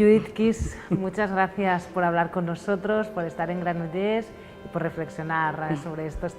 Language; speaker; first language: Spanish; non-native, local second language; Catalan